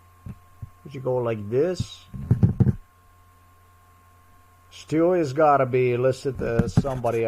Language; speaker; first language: English; non-native, fluent; Slovenian